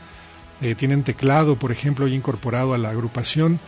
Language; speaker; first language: Spanish; native; Spanish